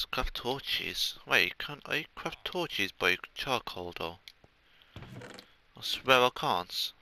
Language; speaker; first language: English; native; English